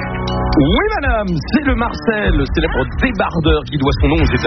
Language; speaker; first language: French; native; French